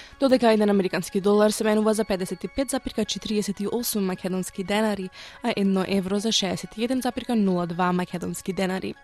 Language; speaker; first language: Macedonian; native; Macedonian